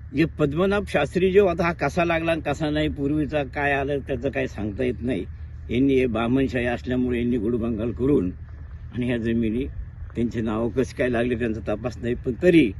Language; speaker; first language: Marathi; native; Marathi